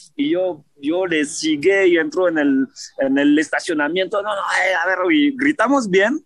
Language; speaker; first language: Spanish; non-native, fluent; French